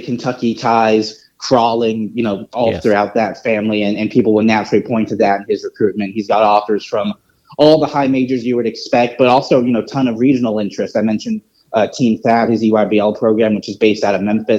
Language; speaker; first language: English; native; English